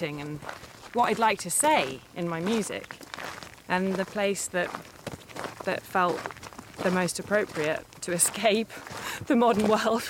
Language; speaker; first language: English; native; English